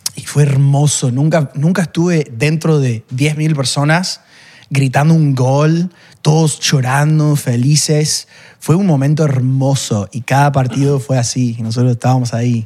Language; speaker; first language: Spanish; non-native, fluent; English